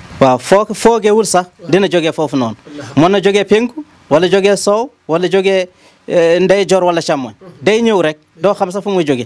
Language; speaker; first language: Wolof; non-native, local second language; Fula